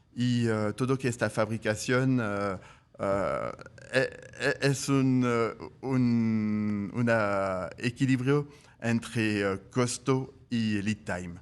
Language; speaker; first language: Spanish; non-native, fluent; French